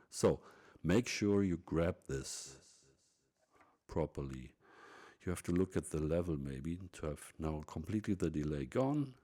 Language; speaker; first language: English; non-native, fluent; German